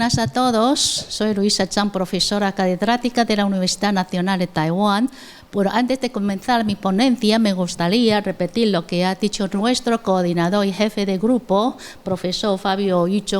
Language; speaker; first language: Spanish; non-native, fluent; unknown